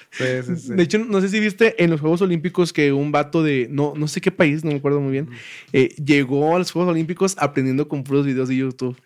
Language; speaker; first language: Spanish; native; Spanish